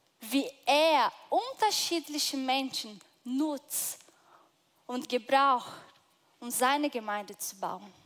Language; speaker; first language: German; non-native, fluent; Portuguese